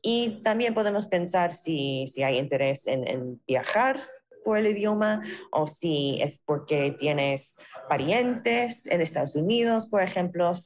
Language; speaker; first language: Spanish; non-native, fluent; English